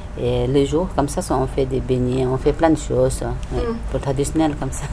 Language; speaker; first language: French; non-native, learner; Tibetan